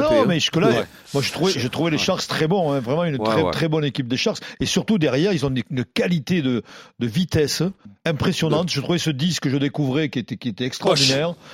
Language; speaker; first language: French; native; French